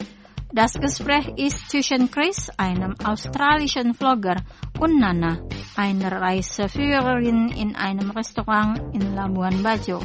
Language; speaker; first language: German; non-native, fluent; Indonesian